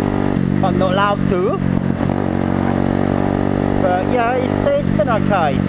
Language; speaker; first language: English; native; English